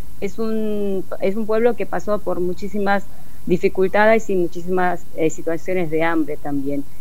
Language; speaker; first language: Spanish; early bilingual, other home language; Korean